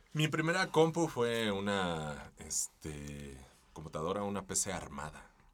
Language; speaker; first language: Spanish; native; Spanish